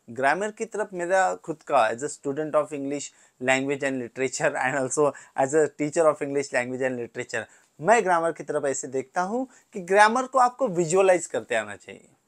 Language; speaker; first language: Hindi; native; Hindi